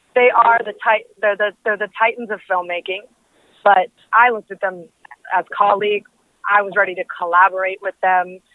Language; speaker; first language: English; early bilingual, other home language; Spanish